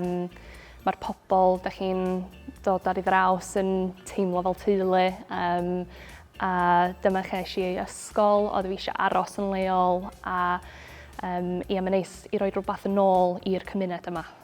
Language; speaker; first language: Welsh; native; Welsh